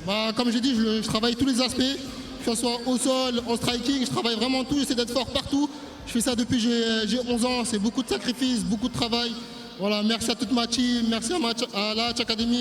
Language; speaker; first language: French; native; French